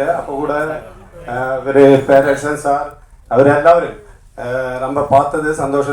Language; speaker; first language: Tamil; non-native, learner; Malayalam